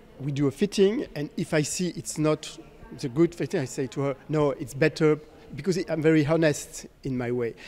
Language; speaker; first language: English; non-native, fluent; French